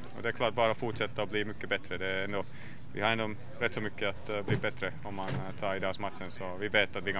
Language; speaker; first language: Swedish; non-native, local second language; Finnish